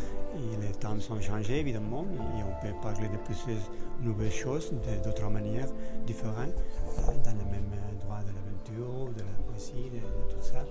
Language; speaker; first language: French; non-native, fluent; Spanish